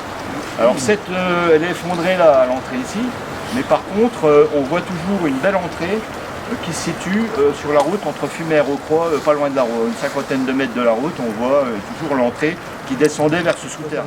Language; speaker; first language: French; native; French